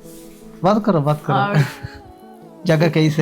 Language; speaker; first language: Hindi; non-native, local second language; Malayalam